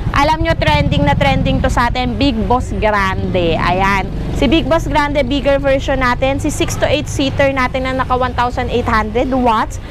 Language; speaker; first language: Filipino; native; Filipino